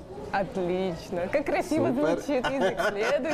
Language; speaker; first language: Russian; native; Russian